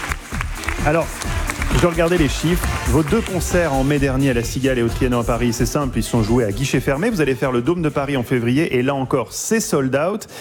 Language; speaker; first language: French; native; French